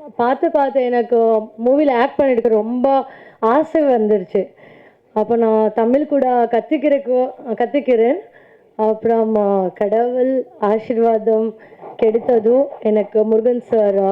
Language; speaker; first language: Tamil; non-native, learner; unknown